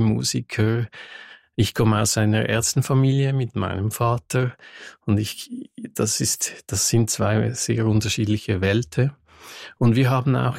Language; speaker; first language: German; non-native, fluent; French